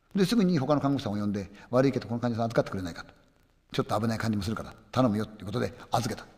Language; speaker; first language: Japanese; native; Japanese